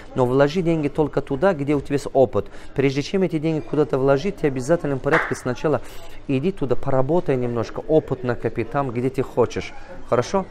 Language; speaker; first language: Russian; non-native, local second language; Tajik